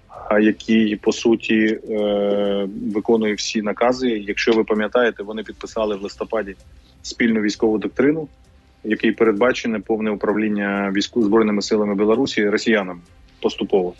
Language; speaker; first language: Ukrainian; native; Ukrainian